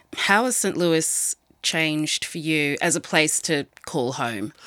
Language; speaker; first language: English; native; English